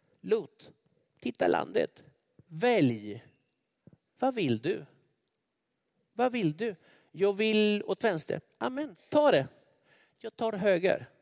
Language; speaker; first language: Swedish; non-native, fluent; Spanish